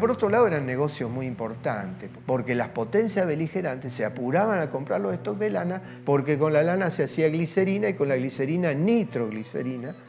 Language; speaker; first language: Spanish; native; Spanish